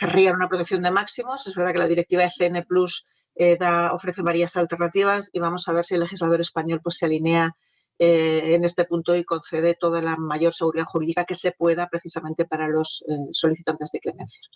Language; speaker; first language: Spanish; native; Spanish